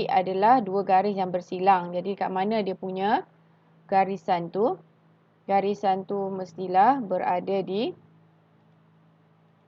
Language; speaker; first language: Malay; native; Malay